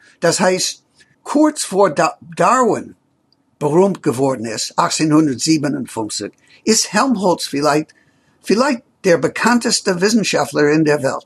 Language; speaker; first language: German; non-native, fluent; English